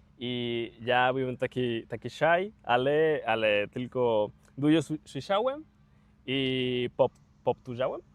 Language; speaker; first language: Polish; non-native, learner; Spanish